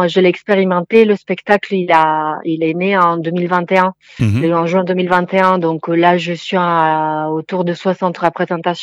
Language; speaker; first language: French; non-native, fluent; Italian